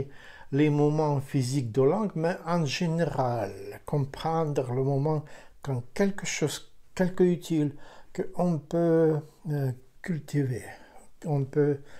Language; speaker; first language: French; non-native, fluent; Ukrainian